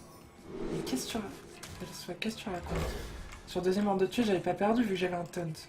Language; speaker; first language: French; native; French